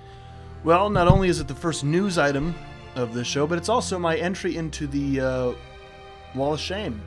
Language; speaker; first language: English; native; English